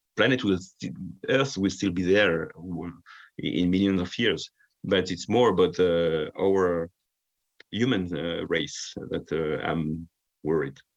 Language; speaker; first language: English; non-native, fluent; French